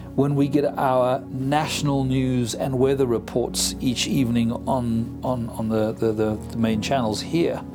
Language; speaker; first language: English; native; English